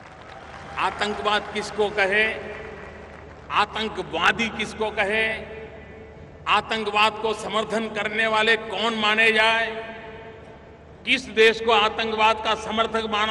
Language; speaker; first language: Hindi; non-native, local second language; Gujarati